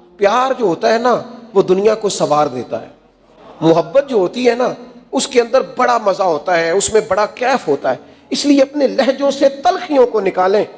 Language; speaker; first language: Urdu; non-native, local second language; Punjabi